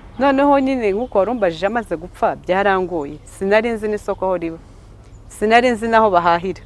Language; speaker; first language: Kinyarwanda; early bilingual, heritage; Kinyarwanda